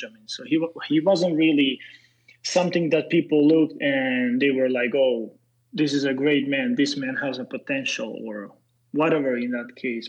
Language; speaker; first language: English; non-native, fluent; Serbian